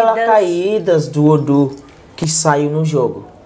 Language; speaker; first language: Portuguese; non-native, learner; Yoruba